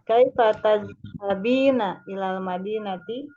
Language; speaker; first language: Arabic; non-native, learner; Indonesian